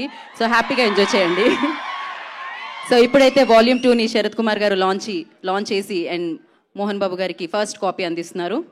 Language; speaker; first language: Telugu; native; Telugu